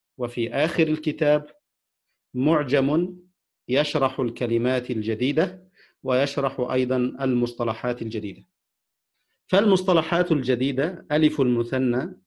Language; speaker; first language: Arabic; non-native, fluent; Indonesian